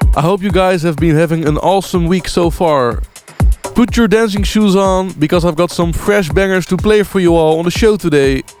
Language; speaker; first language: English; non-native, fluent; Dutch